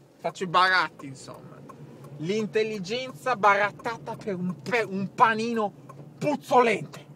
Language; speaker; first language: Italian; native; Italian